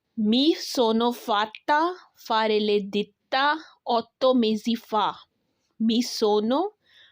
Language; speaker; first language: Italian; non-native, learner; Urdu